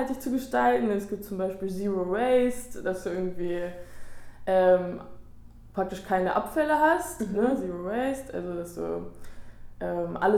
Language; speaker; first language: German; native; German